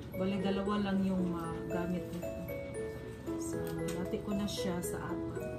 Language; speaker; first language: Filipino; non-native, local second language; Cebuano